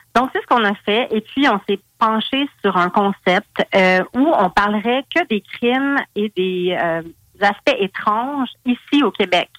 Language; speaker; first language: French; native; French